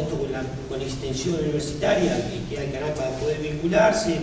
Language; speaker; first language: Spanish; native; Spanish